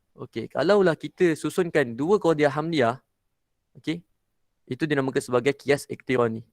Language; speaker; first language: Malay; native; Malay